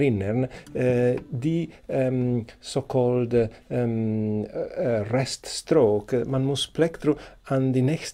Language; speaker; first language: German; non-native, learner; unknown